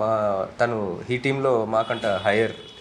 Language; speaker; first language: Telugu; native; Telugu